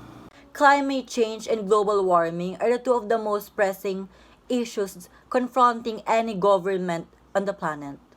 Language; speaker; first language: English; non-native, local second language; Filipino